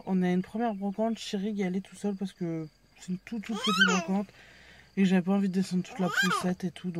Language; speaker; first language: French; native; French